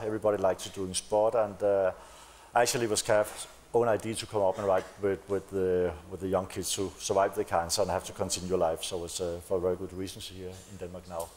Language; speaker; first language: English; non-native, fluent; Danish